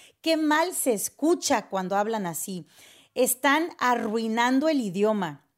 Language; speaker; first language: Spanish; early bilingual, heritage; Spanish